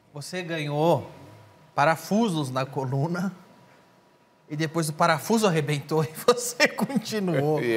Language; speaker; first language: Portuguese; native; Portuguese